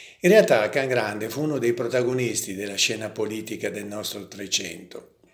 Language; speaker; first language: Italian; native; Italian